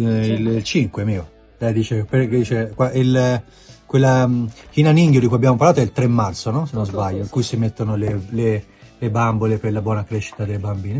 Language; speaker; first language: Italian; native; Italian